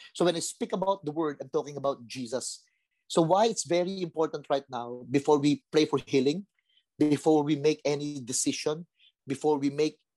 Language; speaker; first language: English; non-native, local second language; Filipino